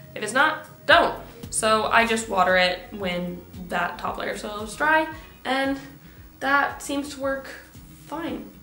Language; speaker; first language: English; native; English